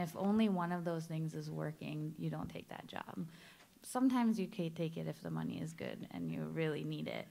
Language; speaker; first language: English; native; English